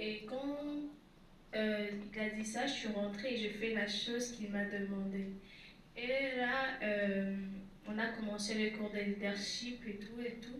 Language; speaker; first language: French; non-native, local second language; Lingala